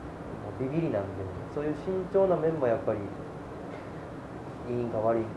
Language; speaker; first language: Japanese; native; Japanese